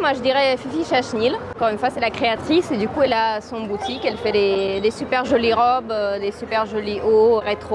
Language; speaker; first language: French; native; French